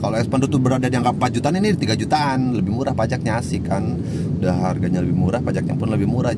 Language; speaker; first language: Indonesian; native; Indonesian